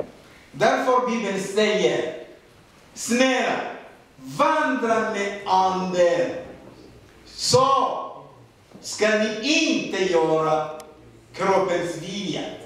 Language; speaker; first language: Swedish; non-native, fluent; Rundi